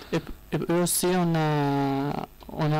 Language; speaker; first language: French; non-native, learner; Arabic